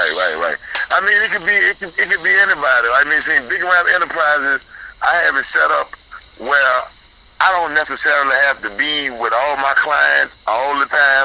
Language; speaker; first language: English; native; English